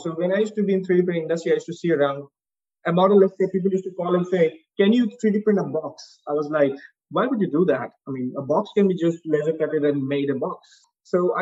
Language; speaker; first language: English; non-native, local second language; Urdu